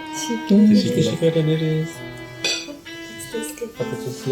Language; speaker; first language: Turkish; non-native, fluent; Indonesian